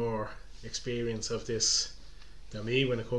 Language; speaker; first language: English; native; English